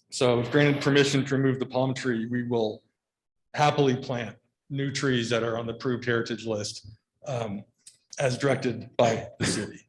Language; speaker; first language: English; native; English